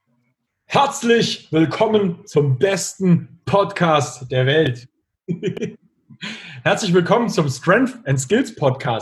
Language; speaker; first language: German; native; German